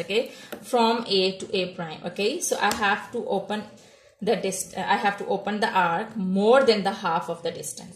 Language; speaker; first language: English; non-native, local second language; Urdu